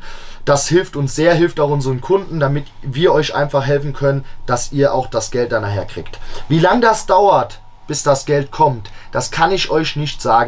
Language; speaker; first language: German; native; German